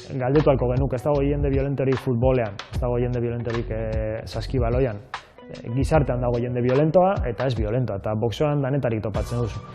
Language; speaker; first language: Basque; non-native, local second language; Spanish